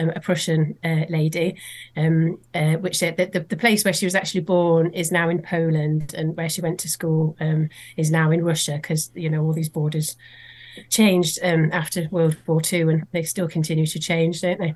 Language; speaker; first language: English; native; English